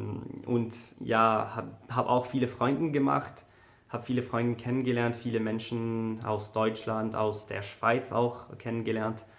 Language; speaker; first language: German; non-native, fluent; English